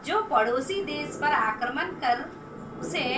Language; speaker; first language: Hindi; non-native, local second language; Telugu